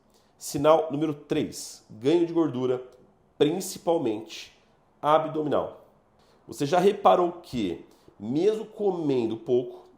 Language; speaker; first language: Portuguese; native; Portuguese